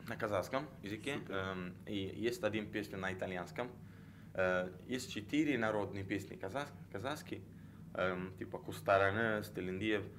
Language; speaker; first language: Russian; non-native, learner; Italian